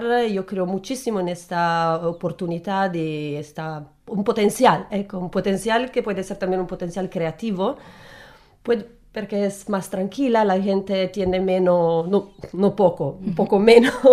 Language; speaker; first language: Spanish; non-native, learner; Italian